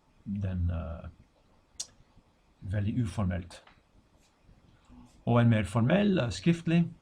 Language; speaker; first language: Norwegian; non-native, fluent; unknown